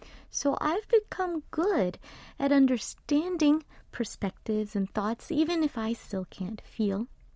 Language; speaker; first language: English; early bilingual, other home language; Korean